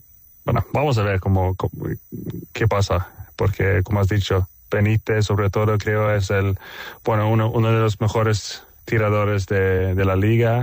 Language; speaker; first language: Spanish; non-native, fluent; Swedish